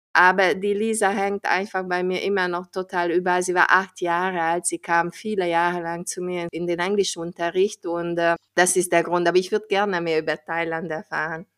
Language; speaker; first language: German; non-native, fluent; Hungarian